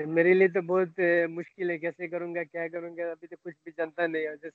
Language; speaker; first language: Hindi; non-native, learner; Bangla